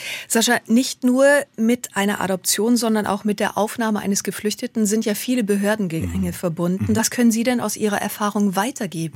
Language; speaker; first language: German; native; German